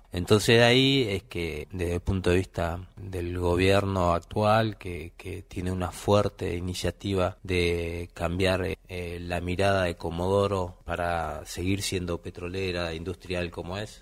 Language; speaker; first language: Spanish; native; Spanish